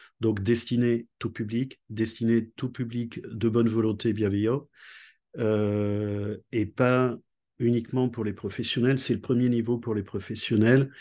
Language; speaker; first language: French; native; French